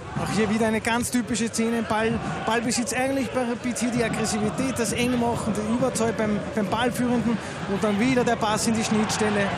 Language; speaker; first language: German; native; German